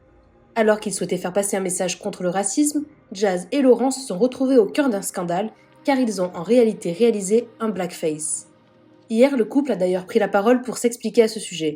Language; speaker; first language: French; native; French